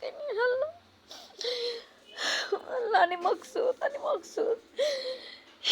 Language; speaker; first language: Arabic; non-native, learner; Bangla